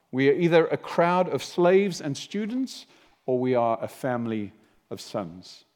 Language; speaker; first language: English; native; English